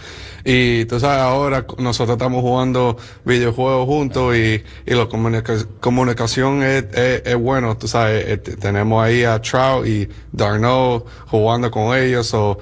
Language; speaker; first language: Spanish; early bilingual, heritage; Spanish